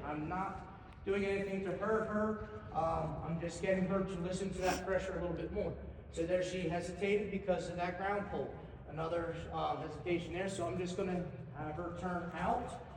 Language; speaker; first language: English; native; English